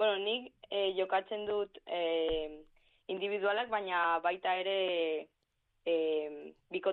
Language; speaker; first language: Basque; non-native, local second language; Spanish